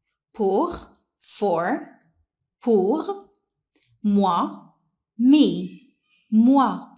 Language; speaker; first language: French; non-native, local second language; Arabic